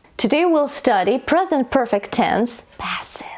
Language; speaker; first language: English; non-native, fluent; Russian